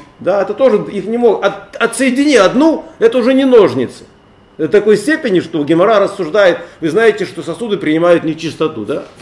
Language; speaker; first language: Russian; native; Russian